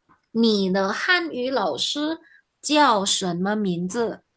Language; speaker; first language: Chinese; non-native, fluent; Indonesian